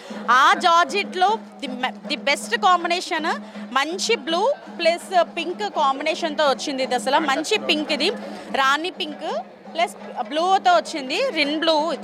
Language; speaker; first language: Telugu; native; Telugu